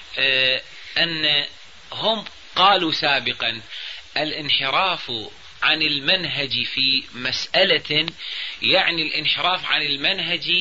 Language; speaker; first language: Arabic; native; Arabic